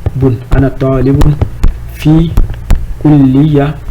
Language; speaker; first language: Arabic; non-native, fluent; French